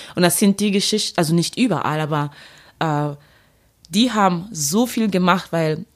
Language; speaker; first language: German; native; German